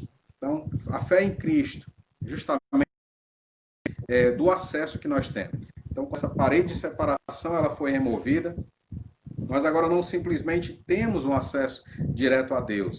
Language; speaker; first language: Portuguese; native; Portuguese